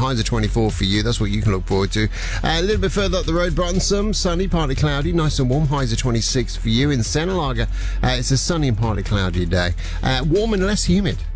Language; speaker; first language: English; native; English